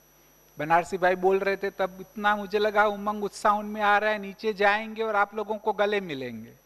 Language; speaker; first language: Hindi; native; Hindi